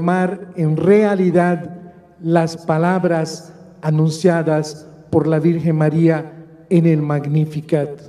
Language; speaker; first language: Spanish; non-native, fluent; Maltese